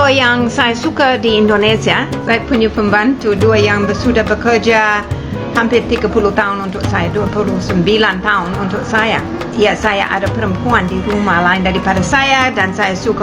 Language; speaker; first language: Indonesian; non-native, fluent; English